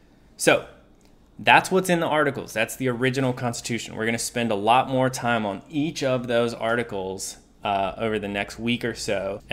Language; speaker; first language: English; native; English